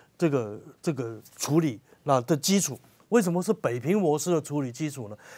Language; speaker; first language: Chinese; native; Chinese